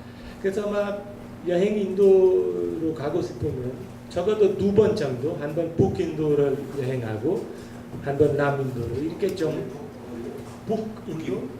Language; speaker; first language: Korean; non-native, learner; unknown